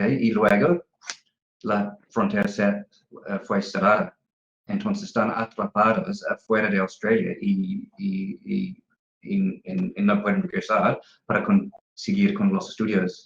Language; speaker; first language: Spanish; non-native, fluent; English